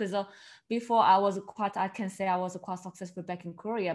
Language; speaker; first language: English; non-native, learner; Korean